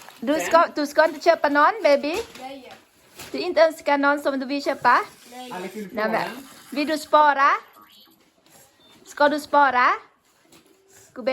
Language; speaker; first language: Swedish; non-native, learner; Thai